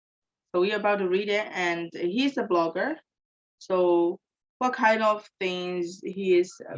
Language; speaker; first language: English; non-native, fluent; Burmese